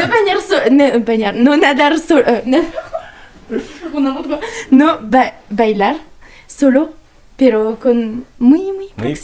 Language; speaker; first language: Spanish; non-native, learner; French